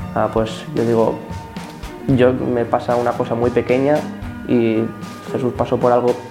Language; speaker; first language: Spanish; native; Spanish